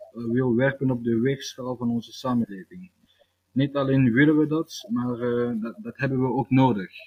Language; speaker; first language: Dutch; early bilingual, other home language; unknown